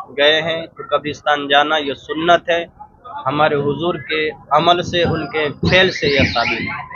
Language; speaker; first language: Urdu; native; Urdu